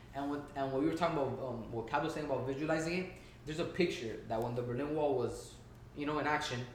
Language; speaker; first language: English; early bilingual, heritage; Spanish